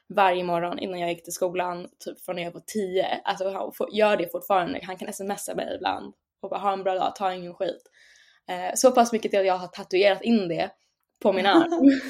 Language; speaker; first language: Swedish; native; Swedish